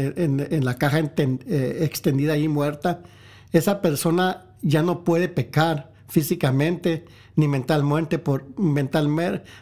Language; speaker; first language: Spanish; early bilingual, heritage; Spanish